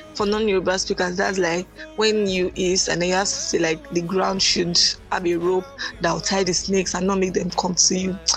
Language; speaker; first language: English; non-native, local second language; Yoruba